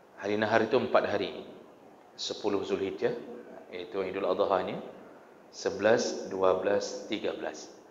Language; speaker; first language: Malay; non-native, local second language; Achinese